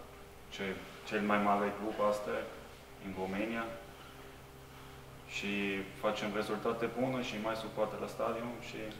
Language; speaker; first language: Romanian; non-native, learner; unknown